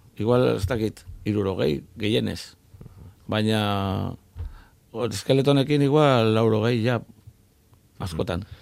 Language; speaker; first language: Basque; non-native, local second language; Spanish